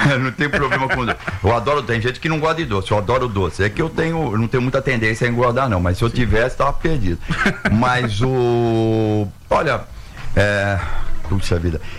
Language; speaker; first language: Portuguese; native; Portuguese